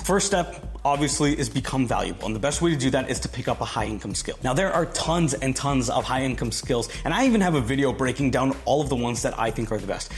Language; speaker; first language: English; native; English